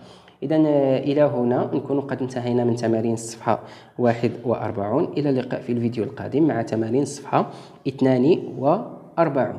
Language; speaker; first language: Arabic; native; Arabic